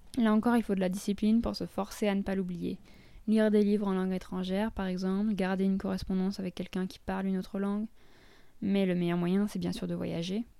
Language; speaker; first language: French; native; French